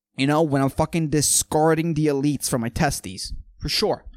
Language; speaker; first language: English; native; English